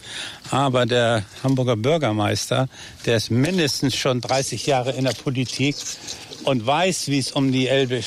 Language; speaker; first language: German; native; German